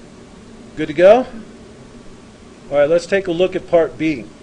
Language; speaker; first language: English; native; English